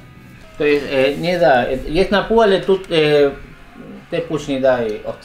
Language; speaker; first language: Polish; non-native, learner; Spanish